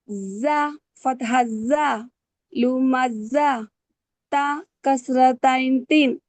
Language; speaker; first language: Arabic; non-native, learner; Telugu